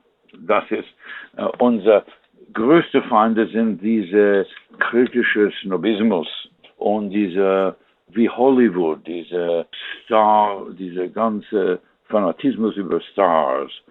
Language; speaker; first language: German; non-native, fluent; English